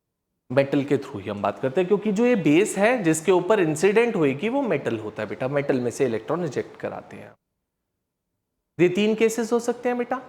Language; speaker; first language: Hindi; native; Hindi